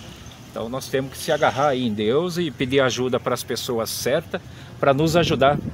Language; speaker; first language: Portuguese; native; Portuguese